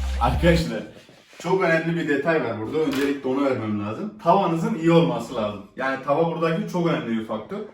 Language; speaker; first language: Turkish; native; Turkish